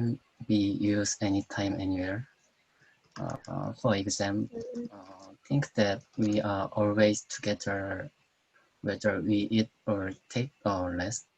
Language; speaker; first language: English; non-native, learner; Korean